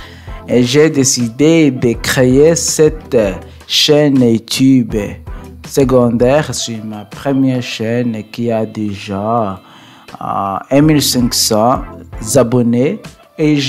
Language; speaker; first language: French; non-native, learner; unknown